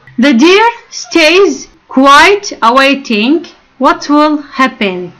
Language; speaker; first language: English; non-native, fluent; Arabic